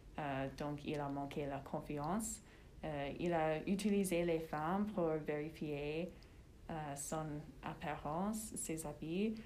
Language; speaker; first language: French; non-native, learner; English